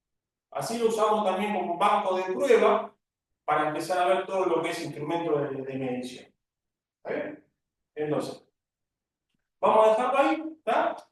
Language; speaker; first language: Spanish; native; Spanish